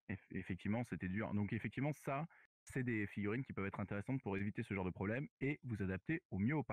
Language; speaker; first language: French; native; French